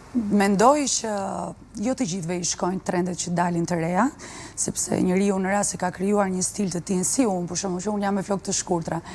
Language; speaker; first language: Albanian; early bilingual, heritage; Albanian